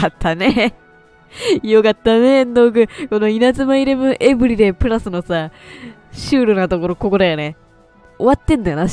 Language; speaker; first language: Japanese; native; Japanese